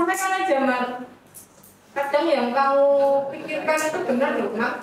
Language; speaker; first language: Indonesian; native; Indonesian